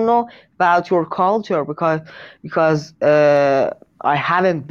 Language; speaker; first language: English; non-native, learner; Persian